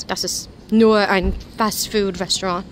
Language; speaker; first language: German; non-native, learner; English